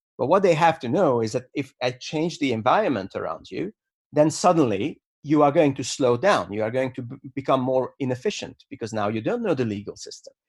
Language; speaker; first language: English; non-native, fluent; Hungarian